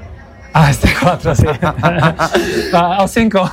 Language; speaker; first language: Spanish; non-native, learner; Polish